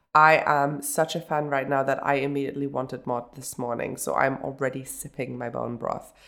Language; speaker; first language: English; early bilingual, other home language; German